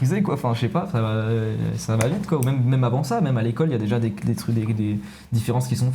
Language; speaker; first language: French; native; French